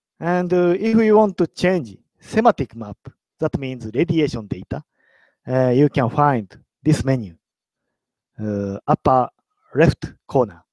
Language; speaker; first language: English; non-native, learner; Japanese